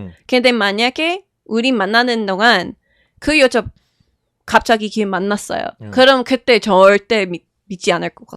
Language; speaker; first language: Korean; non-native, fluent; English